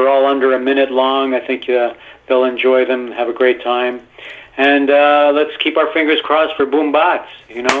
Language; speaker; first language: English; non-native, fluent; Italian